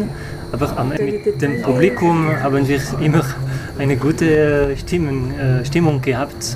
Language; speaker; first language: German; non-native, learner; French